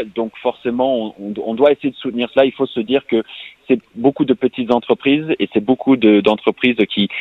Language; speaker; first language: French; non-native, fluent; English